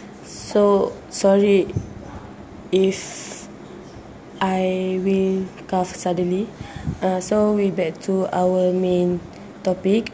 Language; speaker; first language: English; non-native, learner; Malay